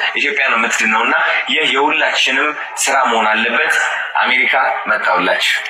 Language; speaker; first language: Amharic; native; Amharic